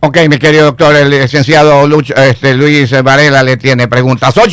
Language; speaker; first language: Spanish; native; Spanish